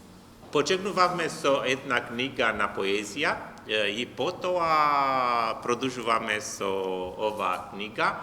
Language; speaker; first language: Macedonian; non-native, learner; Romanian